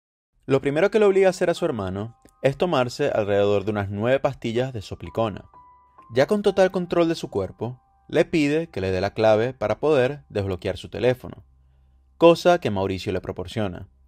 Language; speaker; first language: Spanish; native; Spanish